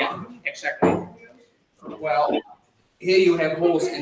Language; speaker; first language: English; non-native, fluent; Dutch